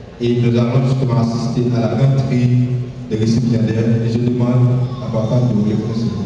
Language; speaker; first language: French; non-native, local second language; Haitian Creole